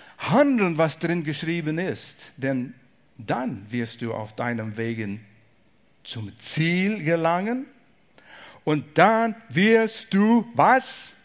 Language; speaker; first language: German; non-native, fluent; English